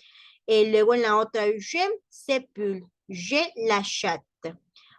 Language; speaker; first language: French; non-native, learner; Spanish